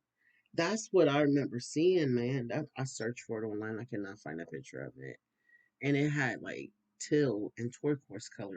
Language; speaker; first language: English; native; English